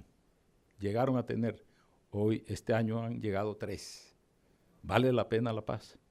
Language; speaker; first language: Spanish; native; Spanish